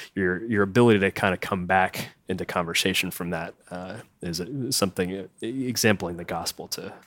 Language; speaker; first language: English; native; English